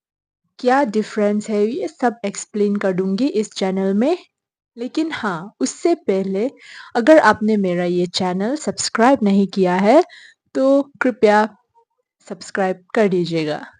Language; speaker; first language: Hindi; non-native, local second language; Mizo